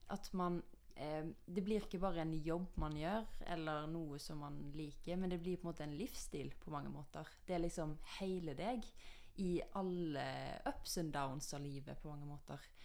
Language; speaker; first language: Norwegian; native; Norwegian